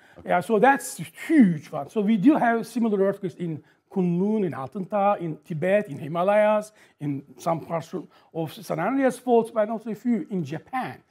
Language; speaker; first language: English; non-native, fluent; Turkish